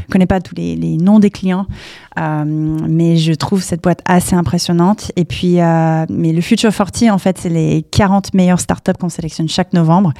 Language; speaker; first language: French; non-native, fluent; English